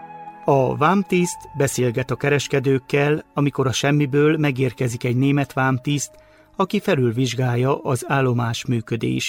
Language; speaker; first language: Hungarian; native; Hungarian